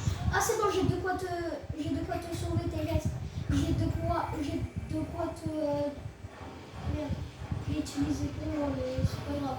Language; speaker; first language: French; native; French